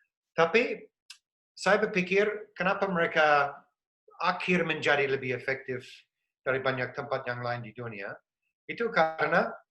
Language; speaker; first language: Indonesian; non-native, fluent; English